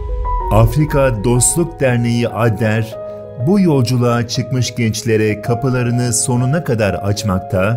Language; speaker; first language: Turkish; native; Turkish